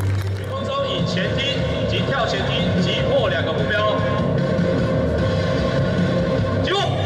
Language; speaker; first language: Chinese; native; Chinese